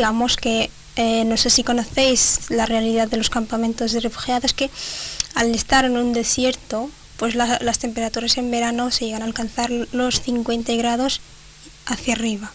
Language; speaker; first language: Spanish; early bilingual, other home language; Arabic